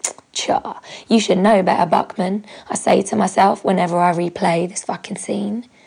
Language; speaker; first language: English; native; English